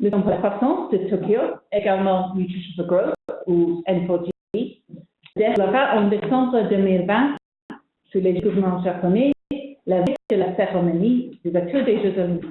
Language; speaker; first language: French; non-native, fluent; English